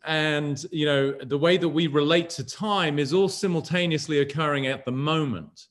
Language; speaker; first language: English; native; English